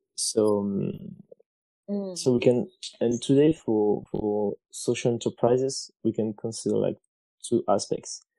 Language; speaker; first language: English; non-native, fluent; French